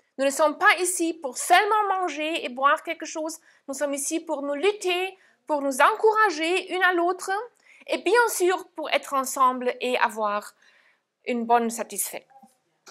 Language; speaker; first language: French; non-native, fluent; German